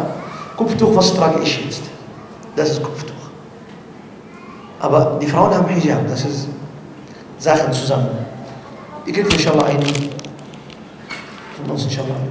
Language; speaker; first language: German; non-native, learner; Arabic